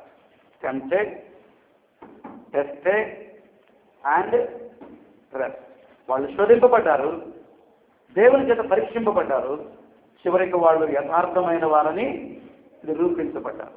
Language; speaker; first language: Telugu; native; Telugu